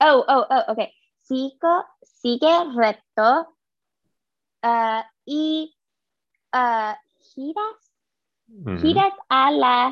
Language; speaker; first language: Spanish; non-native, learner; English